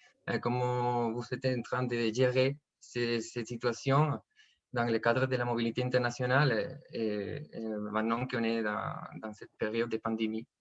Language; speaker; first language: French; non-native, fluent; Spanish